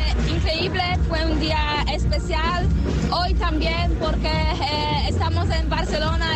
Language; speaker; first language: Spanish; non-native, learner; Polish